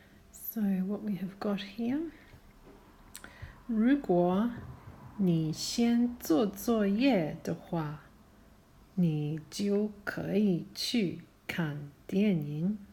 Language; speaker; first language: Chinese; non-native, fluent; English